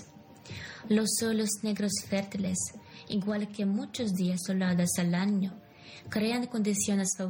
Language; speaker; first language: Spanish; non-native, fluent; Ukrainian